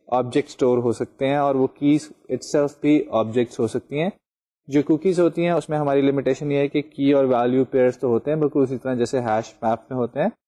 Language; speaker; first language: Urdu; native; Urdu